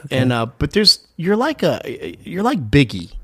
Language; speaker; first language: English; native; English